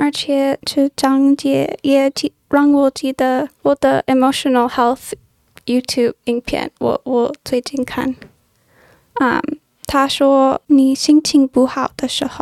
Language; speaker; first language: Chinese; non-native, learner; English